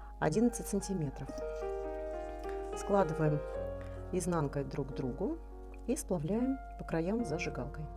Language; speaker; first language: Russian; native; Russian